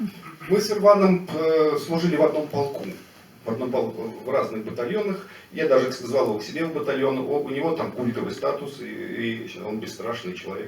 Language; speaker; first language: Russian; native; Russian